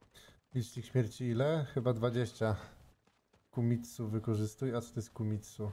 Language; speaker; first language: Polish; native; Polish